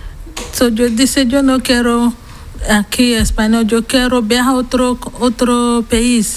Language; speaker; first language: Spanish; non-native, learner; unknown